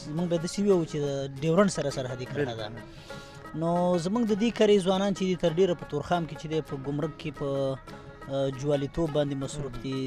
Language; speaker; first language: Pashto; native; Pashto